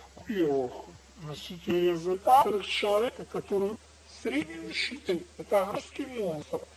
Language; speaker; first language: Russian; non-native, learner; English